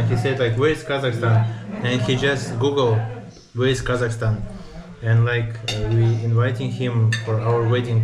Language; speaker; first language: English; non-native, learner; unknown